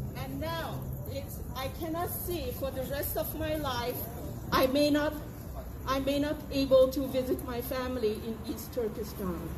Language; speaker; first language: English; non-native, fluent; Uyghur